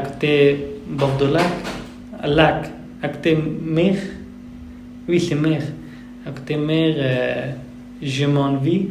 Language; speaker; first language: French; non-native, learner; Persian